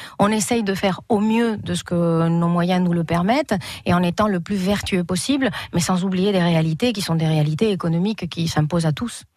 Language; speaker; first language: French; non-native, fluent; Spanish